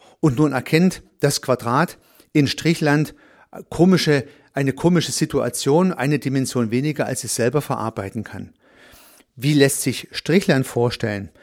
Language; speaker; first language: German; native; German